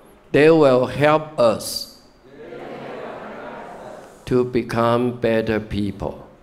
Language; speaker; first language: English; non-native, fluent; Chinese